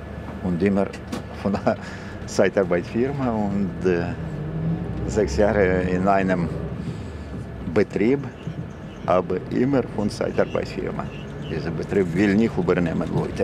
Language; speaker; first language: German; non-native, learner; Ukrainian